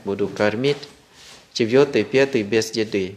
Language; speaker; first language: Russian; non-native, fluent; Thai